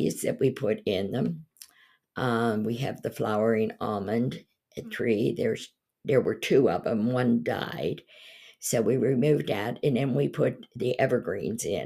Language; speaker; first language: English; native; English